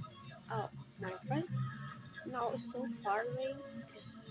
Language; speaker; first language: English; non-native, learner; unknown